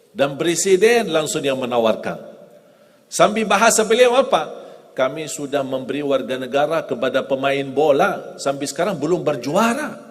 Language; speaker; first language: Indonesian; non-native, fluent; Arabic